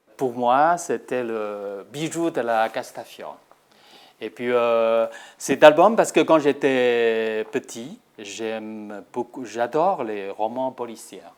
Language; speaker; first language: French; non-native, fluent; Chinese